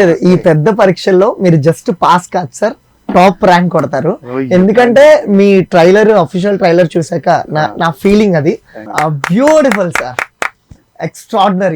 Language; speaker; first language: Telugu; native; Telugu